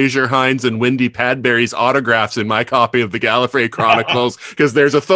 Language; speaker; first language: English; native; English